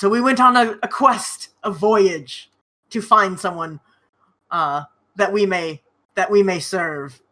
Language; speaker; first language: English; native; English